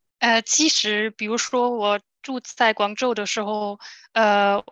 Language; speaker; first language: Chinese; non-native, learner; German